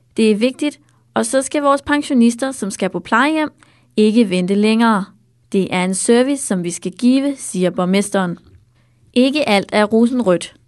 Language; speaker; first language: Danish; native; Danish